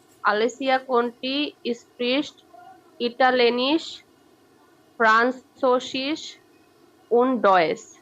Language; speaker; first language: German; non-native, learner; Bangla